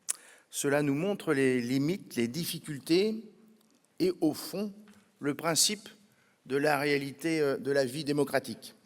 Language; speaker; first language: French; native; French